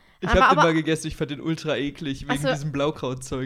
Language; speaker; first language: German; native; German